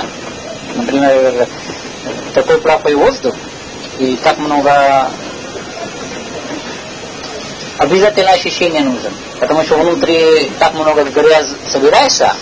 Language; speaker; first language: Russian; non-native, learner; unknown